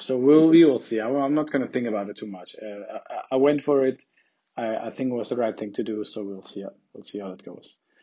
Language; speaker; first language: English; non-native, fluent; German